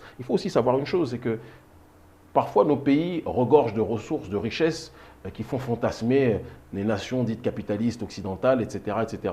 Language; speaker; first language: French; native; French